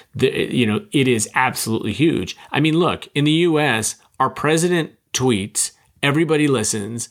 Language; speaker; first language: English; native; English